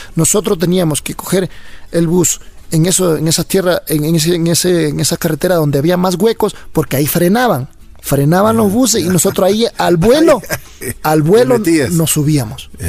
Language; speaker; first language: Spanish; native; Spanish